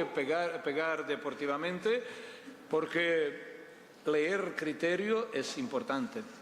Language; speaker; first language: Spanish; non-native, fluent; Portuguese